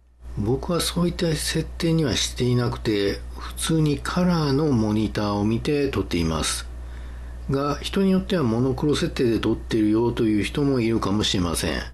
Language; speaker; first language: Japanese; native; Japanese